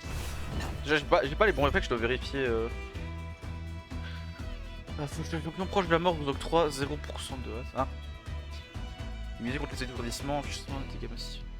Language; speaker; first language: French; native; French